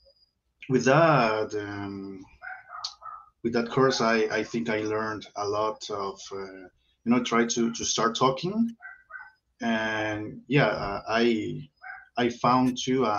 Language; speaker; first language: English; non-native, learner; Spanish